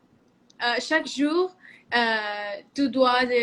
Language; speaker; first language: French; non-native, learner; Spanish